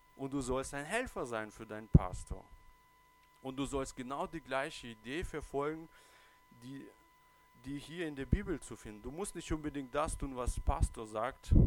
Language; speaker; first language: German; early bilingual, other home language; Russian